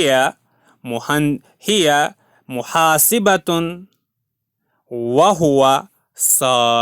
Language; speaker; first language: Arabic; non-native, fluent; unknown